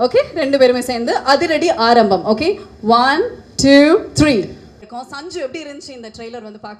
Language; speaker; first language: Tamil; native; Tamil